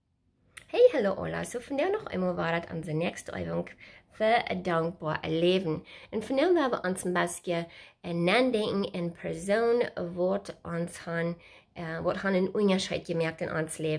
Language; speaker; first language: German; non-native, learner; Plautdietsch